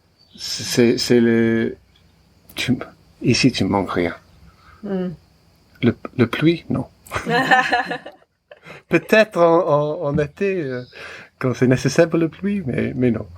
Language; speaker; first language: French; non-native, learner; English